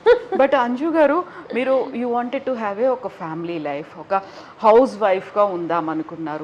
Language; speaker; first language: Telugu; native; Telugu